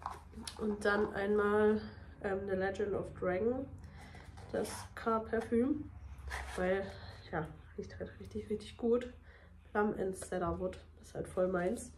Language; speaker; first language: German; native; German